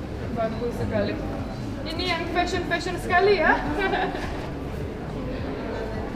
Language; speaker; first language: Indonesian; non-native, fluent; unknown